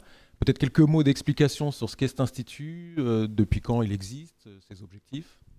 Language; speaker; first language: French; native; French